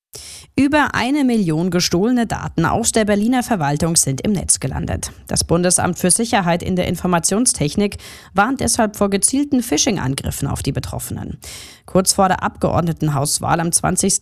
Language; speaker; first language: German; native; German